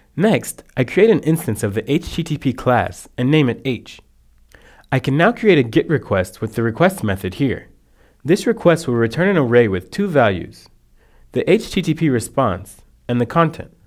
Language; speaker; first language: English; native; English